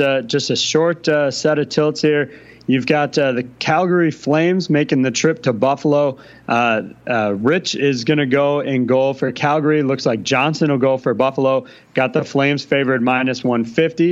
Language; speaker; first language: English; native; English